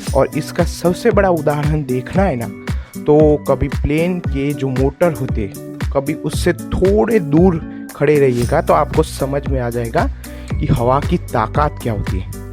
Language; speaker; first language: Hindi; non-native, local second language; Gujarati